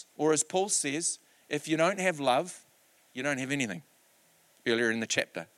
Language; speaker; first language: English; native; English